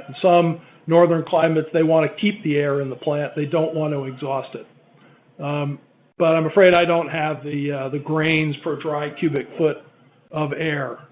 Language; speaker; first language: English; native; English